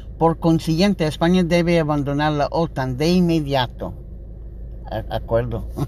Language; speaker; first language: Spanish; non-native, learner; English